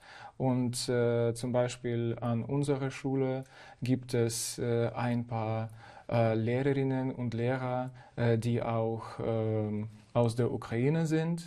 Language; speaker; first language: German; non-native, fluent; Ukrainian